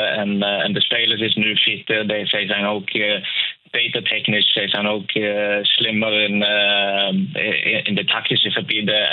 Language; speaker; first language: Dutch; non-native, fluent; Norwegian